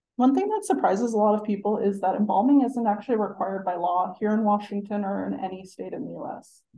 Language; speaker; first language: English; native; English